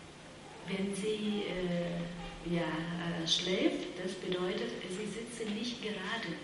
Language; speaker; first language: German; non-native, fluent; Vietnamese